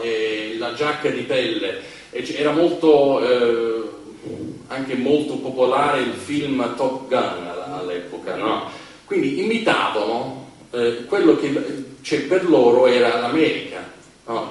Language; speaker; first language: Italian; non-native, fluent; English